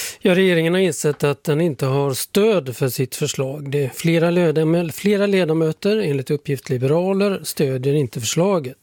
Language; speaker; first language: Swedish; native; Swedish